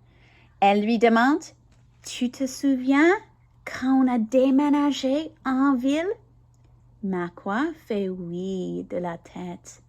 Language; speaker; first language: French; non-native, learner; English